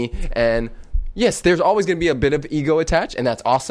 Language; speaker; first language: English; native; English